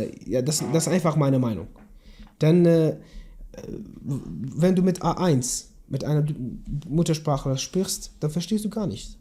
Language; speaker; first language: German; non-native, learner; Kurdish